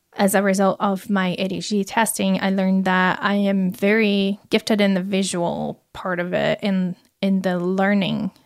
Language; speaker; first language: English; non-native, fluent; Portuguese